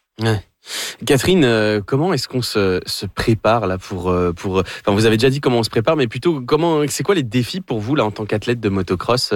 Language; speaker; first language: French; native; French